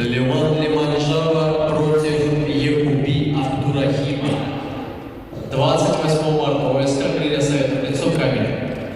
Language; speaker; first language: Russian; native; Russian